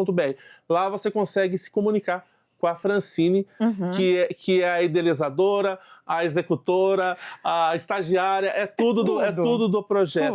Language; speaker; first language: Portuguese; native; Portuguese